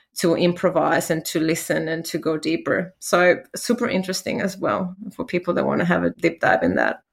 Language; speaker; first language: English; non-native, fluent; Spanish